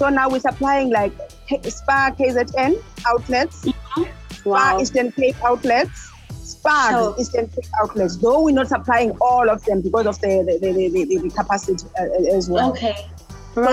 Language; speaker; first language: English; non-native, local second language; Xhosa